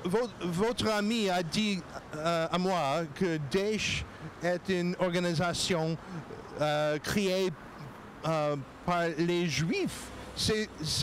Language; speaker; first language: French; non-native, learner; English